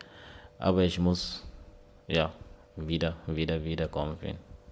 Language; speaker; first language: German; non-native, learner; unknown